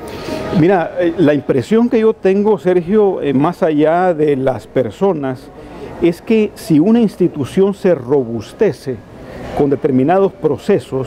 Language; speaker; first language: Spanish; native; Spanish